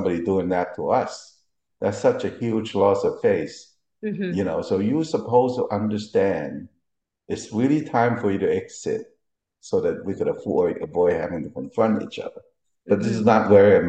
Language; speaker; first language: English; early bilingual, other home language; Cantonese